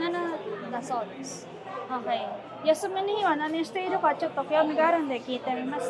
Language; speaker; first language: Japanese; non-native, fluent; Filipino